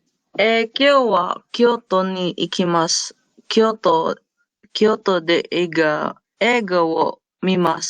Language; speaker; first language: Japanese; non-native, learner; Filipino